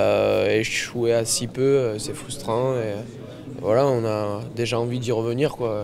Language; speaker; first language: French; native; French